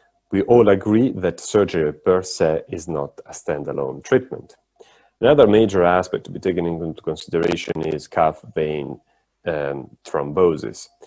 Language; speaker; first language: English; non-native, fluent; Italian